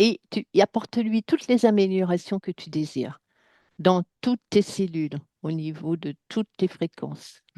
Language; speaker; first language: French; native; French